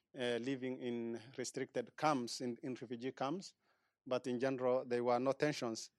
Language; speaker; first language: English; non-native, local second language; Somali